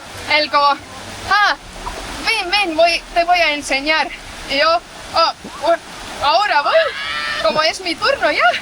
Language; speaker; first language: Spanish; non-native, fluent; Estonian